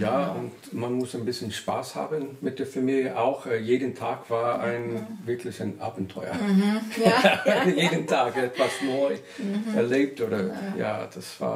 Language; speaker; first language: German; non-native, learner; English